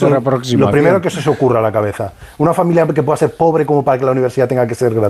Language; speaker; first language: Spanish; native; Spanish